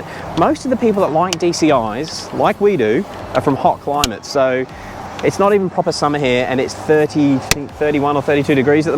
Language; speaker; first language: English; native; English